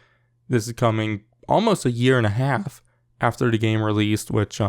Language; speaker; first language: English; native; English